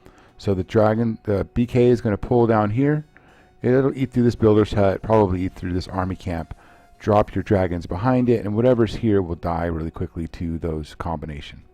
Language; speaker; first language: English; native; English